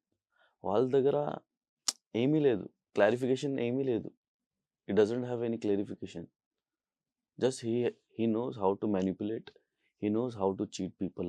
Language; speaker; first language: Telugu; non-native, local second language; Urdu